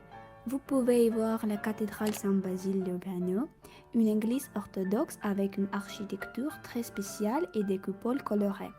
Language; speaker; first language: French; non-native, fluent; Russian